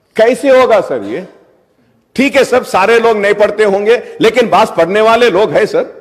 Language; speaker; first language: Urdu; native; Urdu